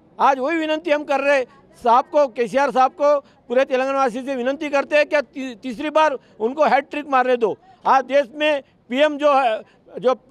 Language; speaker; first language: Hindi; non-native, local second language; Marathi